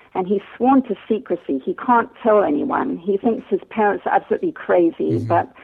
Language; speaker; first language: English; native; English